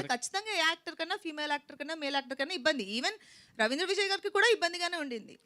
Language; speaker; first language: Telugu; native; Telugu